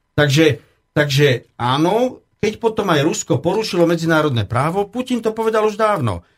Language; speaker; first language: Slovak; native; Slovak